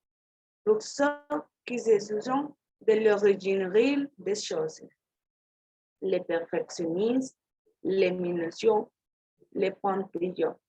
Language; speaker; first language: French; non-native, learner; Spanish